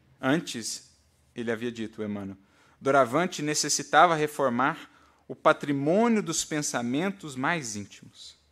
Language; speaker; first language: Portuguese; native; Portuguese